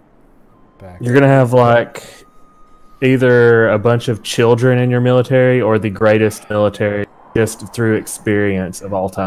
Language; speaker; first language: English; native; English